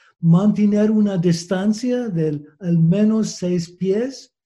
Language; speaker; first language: Spanish; non-native, learner; English